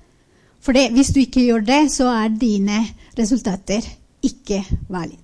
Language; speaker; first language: Norwegian; non-native, fluent; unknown